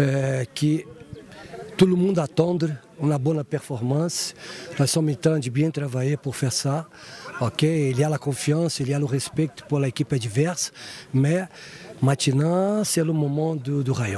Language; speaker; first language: French; non-native, fluent; Portuguese